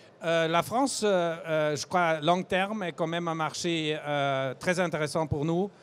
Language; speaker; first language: French; non-native, fluent; German